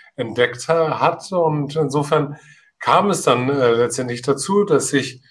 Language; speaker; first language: German; native; German